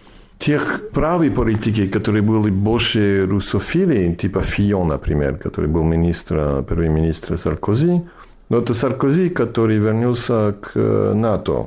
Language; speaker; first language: Russian; non-native, fluent; English